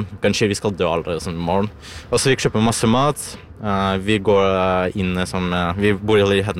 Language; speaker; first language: Norwegian; non-native, learner; Ukrainian